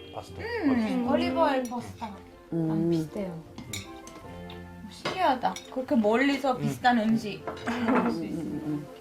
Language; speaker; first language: Korean; non-native, fluent; Italian